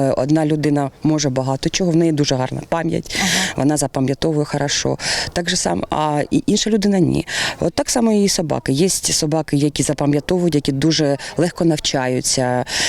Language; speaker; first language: Ukrainian; non-native, local second language; Russian